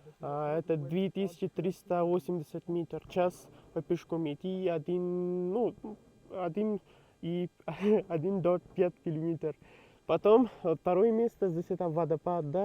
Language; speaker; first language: Russian; non-native, learner; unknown